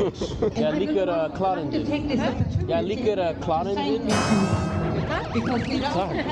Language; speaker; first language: Norwegian; non-native, learner; English